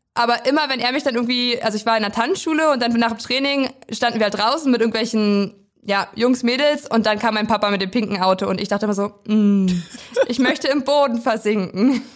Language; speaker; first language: German; native; German